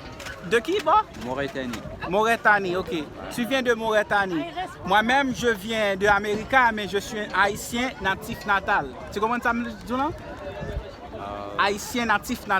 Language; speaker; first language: French; non-native, learner; Haitian Creole